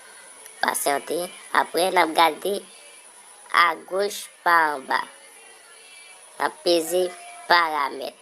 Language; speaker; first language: French; non-native, learner; Haitian Creole